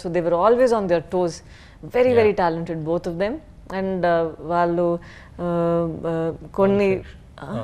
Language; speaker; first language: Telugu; non-native, fluent; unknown